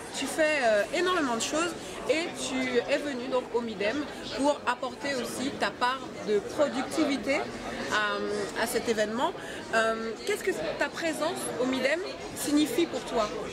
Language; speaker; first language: French; native; French